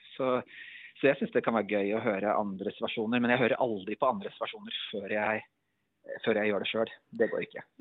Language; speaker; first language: Norwegian; native; Norwegian